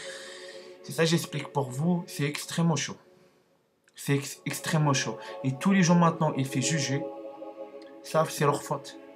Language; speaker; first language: French; non-native, learner; Arabic